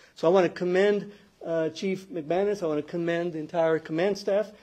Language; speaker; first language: English; early bilingual, other home language; Spanish